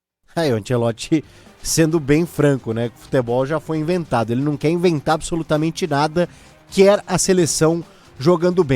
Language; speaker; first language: Portuguese; native; Portuguese